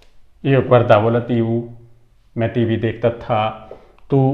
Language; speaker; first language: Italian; non-native, fluent; Urdu